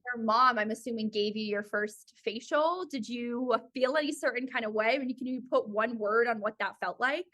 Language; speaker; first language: English; native; English